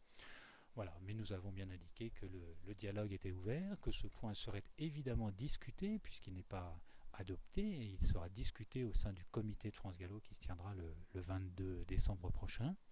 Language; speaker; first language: French; native; French